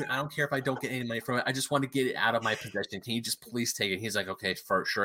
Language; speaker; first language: English; native; English